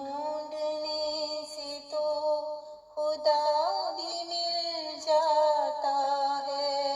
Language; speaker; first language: Urdu; native; Urdu